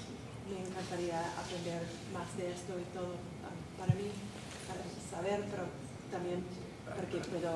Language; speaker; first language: Spanish; non-native, fluent; English